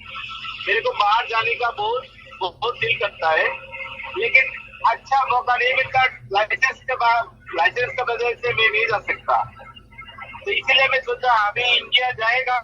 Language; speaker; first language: Hindi; non-native, learner; Bangla